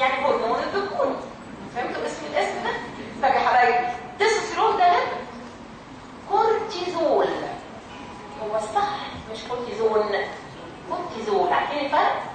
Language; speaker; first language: Arabic; native; Arabic